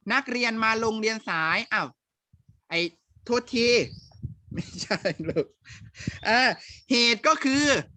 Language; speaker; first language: Thai; native; Thai